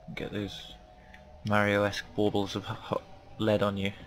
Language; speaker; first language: English; native; English